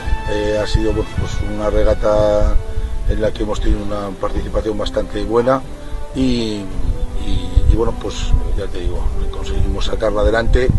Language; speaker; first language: Spanish; native; Spanish